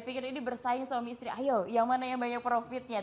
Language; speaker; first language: Indonesian; native; Indonesian